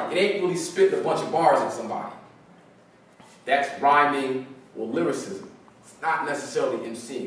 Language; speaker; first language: English; native; English